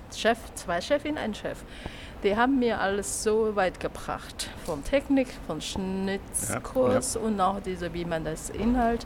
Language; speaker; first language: German; non-native, learner; Chinese